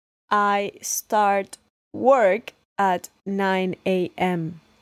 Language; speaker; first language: English; non-native, learner; Spanish